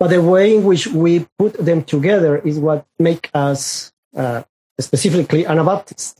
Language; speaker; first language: English; non-native, fluent; Spanish